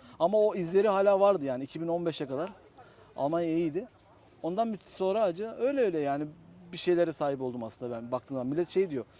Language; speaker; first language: Turkish; native; Turkish